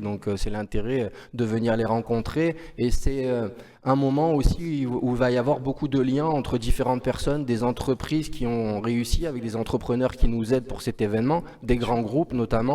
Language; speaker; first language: French; native; French